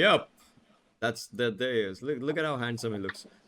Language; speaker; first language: English; non-native, local second language; Hindi